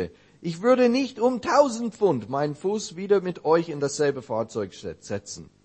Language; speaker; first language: German; non-native, fluent; English